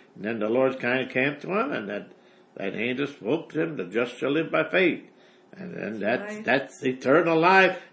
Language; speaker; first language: English; early bilingual, other home language; German